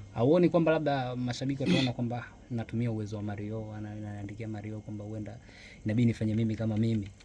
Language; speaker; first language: Swahili; native; Swahili